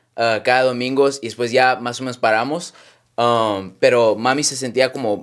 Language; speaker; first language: Spanish; early bilingual, heritage; Spanish